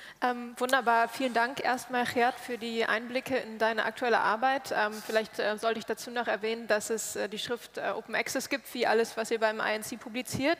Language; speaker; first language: German; native; German